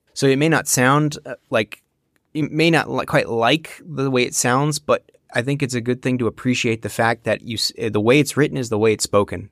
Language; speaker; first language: English; native; English